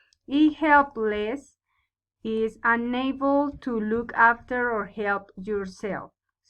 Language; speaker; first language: English; non-native, fluent; Spanish